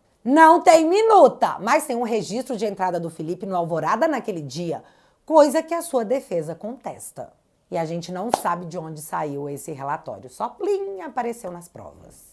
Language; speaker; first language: Portuguese; native; Portuguese